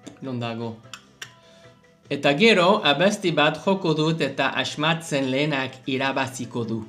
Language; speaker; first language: Basque; non-native, learner; English